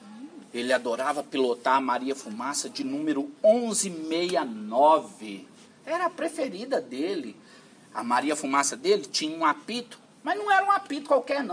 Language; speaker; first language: Portuguese; native; Portuguese